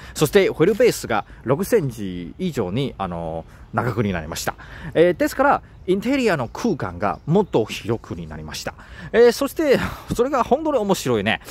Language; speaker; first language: Japanese; non-native, learner; Chinese